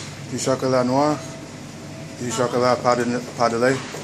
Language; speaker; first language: French; non-native, learner; English